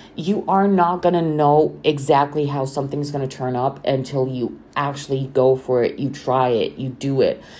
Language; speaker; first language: English; non-native, fluent; Romanian